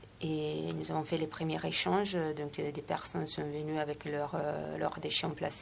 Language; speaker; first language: French; non-native, fluent; Italian